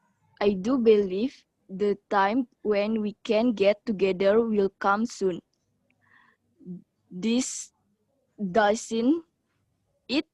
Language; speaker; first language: English; non-native, learner; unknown